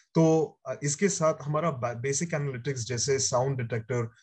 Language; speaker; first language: Hindi; native; Hindi